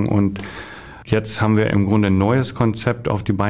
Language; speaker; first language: German; native; German